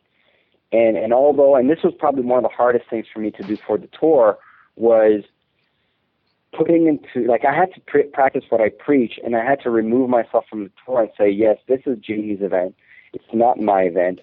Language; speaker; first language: English; non-native, fluent; French